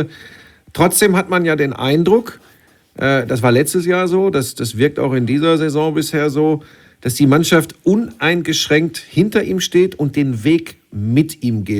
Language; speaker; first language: German; native; German